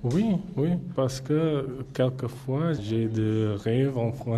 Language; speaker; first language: French; non-native, learner; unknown